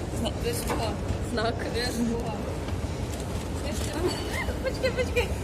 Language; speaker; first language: Czech; non-native, learner; Ukrainian